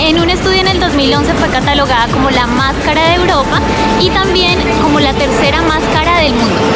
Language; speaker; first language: Spanish; native; Spanish